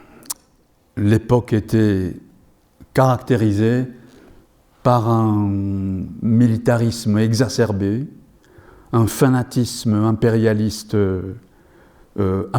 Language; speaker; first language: French; non-native, fluent; Japanese